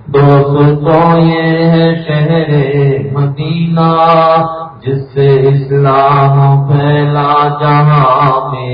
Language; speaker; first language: Urdu; native; Urdu